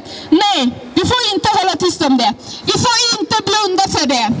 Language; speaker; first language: Swedish; non-native, fluent; Azerbaijani